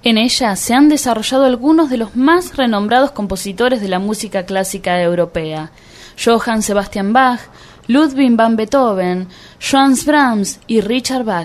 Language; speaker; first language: Spanish; native; Spanish